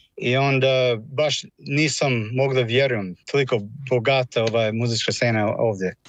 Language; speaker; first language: Croatian; non-native, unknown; English